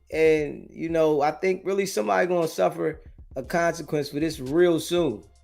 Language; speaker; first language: English; native; English